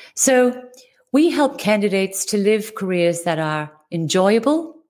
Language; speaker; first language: English; native; English